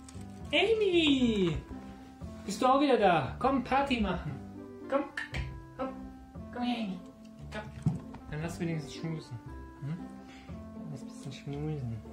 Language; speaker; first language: German; native; German